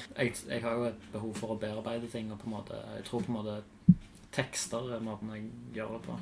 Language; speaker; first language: Norwegian; native; Norwegian